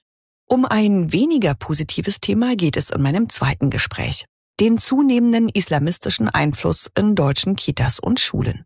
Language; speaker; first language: German; native; German